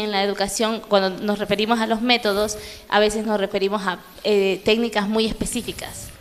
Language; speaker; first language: Spanish; native; Spanish